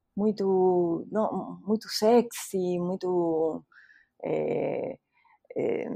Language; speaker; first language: Portuguese; non-native, fluent; Spanish